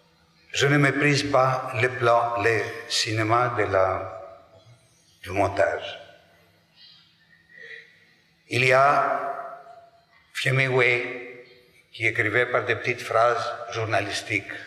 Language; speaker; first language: French; non-native, fluent; Greek